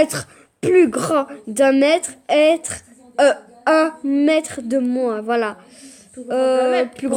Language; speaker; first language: French; native; French